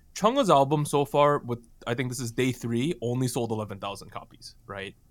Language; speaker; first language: English; native; English